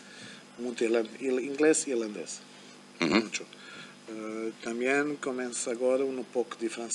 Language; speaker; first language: Portuguese; non-native, fluent; German